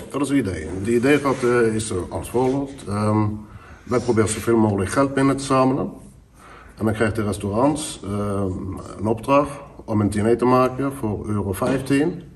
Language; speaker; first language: Dutch; non-native, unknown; Norwegian